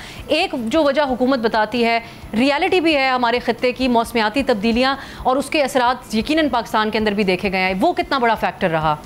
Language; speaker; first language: Urdu; native; Urdu